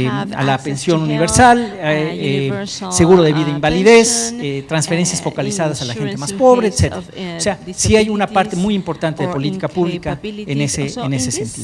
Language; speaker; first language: Spanish; native; Spanish